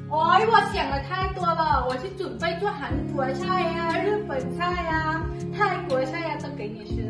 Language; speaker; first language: Chinese; non-native, fluent; Thai